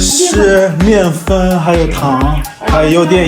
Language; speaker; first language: Chinese; non-native, learner; English